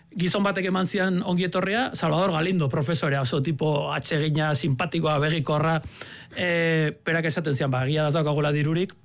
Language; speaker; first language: Basque; native; Basque